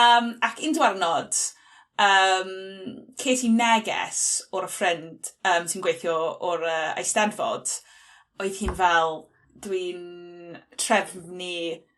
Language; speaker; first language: Welsh; non-native, local second language; English